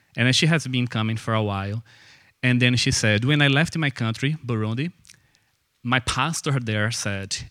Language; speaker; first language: English; non-native, fluent; Portuguese